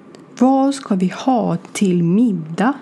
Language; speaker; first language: Swedish; non-native, learner; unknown